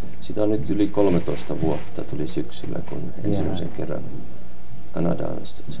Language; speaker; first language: Finnish; native; Finnish